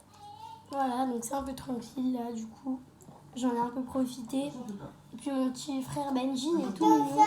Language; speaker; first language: French; native; French